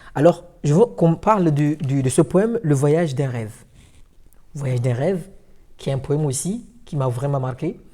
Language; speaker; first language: French; non-native, local second language; Ngazidja Comorian